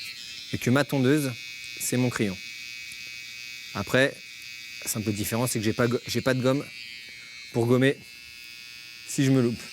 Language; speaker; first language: French; native; French